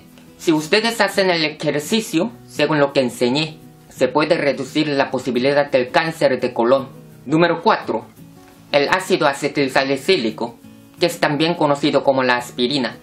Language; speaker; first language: Spanish; non-native, fluent; Korean